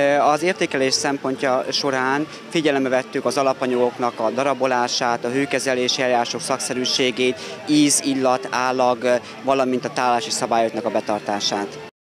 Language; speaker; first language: Hungarian; native; Hungarian